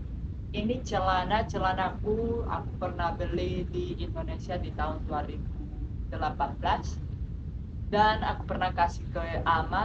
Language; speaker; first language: Indonesian; non-native, fluent; Spanish